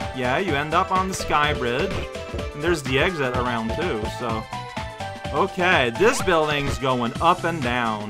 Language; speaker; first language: English; native; English